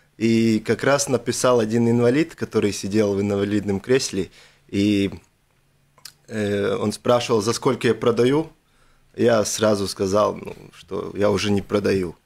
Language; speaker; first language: Russian; non-native, local second language; Latvian